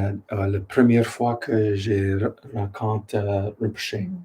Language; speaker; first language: French; non-native, learner; English